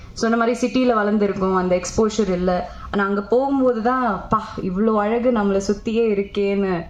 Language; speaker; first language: Tamil; non-native, local second language; Malayalam